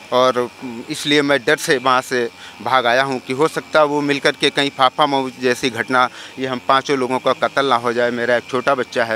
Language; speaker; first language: Hindi; native; Hindi